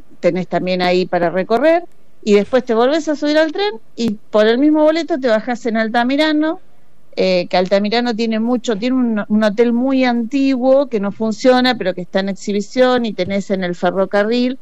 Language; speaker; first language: Spanish; native; Spanish